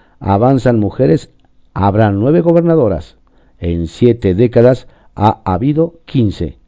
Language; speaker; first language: Spanish; native; Spanish